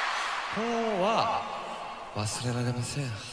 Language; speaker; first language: Japanese; non-native, learner; Korean